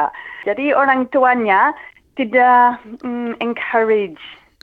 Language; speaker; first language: Indonesian; non-native, fluent; English